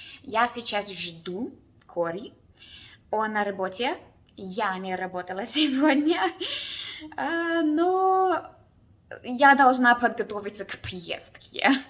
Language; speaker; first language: Russian; non-native, learner; English